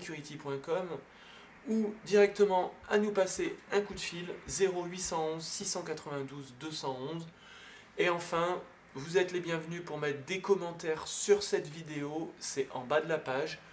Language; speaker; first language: French; native; French